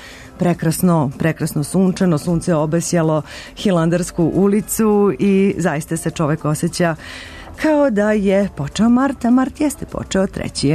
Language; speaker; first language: Serbian; native; Serbian